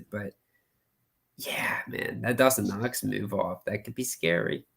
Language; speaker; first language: English; native; English